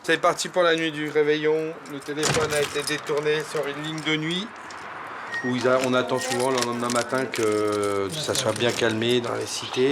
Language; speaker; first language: French; native; French